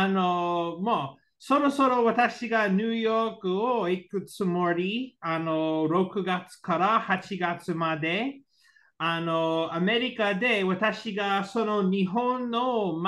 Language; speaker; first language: Japanese; non-native, learner; English